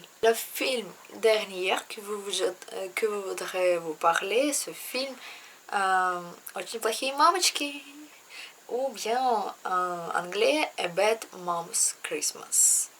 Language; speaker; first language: French; non-native, learner; Russian